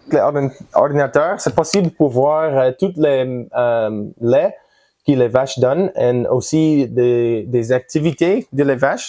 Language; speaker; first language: French; non-native, learner; English